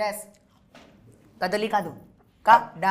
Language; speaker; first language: Telugu; non-native, local second language; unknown